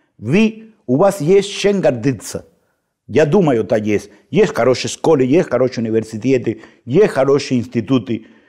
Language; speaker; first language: Russian; non-native, fluent; Spanish